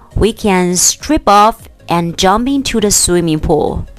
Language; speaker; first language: English; non-native, fluent; Chinese